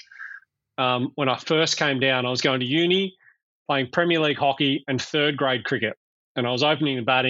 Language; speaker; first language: English; native; English